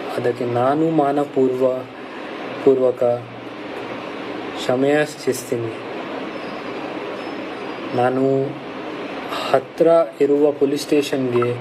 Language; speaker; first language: Kannada; non-native, local second language; Hindi